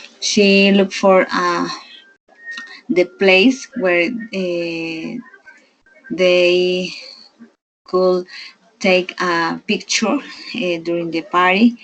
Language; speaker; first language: English; non-native, learner; Spanish